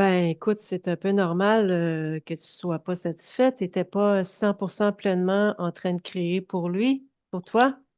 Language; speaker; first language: French; native; French